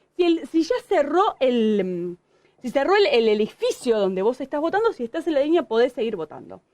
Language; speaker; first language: Spanish; native; Spanish